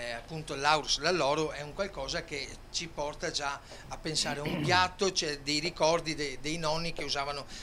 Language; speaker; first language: Italian; native; Italian